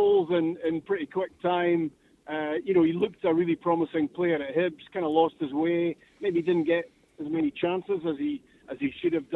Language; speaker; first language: English; native; English